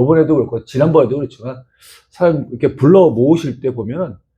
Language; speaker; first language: Korean; native; Korean